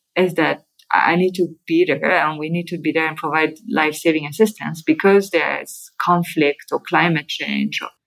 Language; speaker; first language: English; non-native, fluent; French